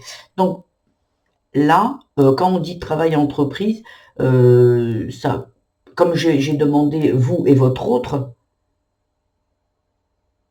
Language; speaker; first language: French; native; French